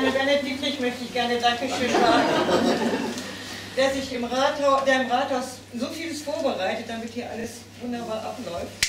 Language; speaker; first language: German; native; German